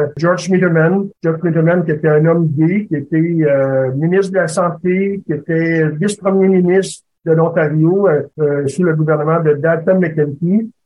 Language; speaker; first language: French; native; French